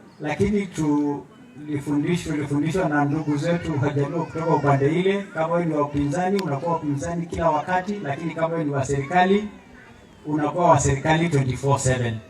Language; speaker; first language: Swahili; non-native, local second language; Masai